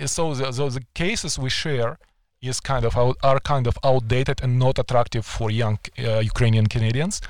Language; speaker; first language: English; non-native, fluent; Ukrainian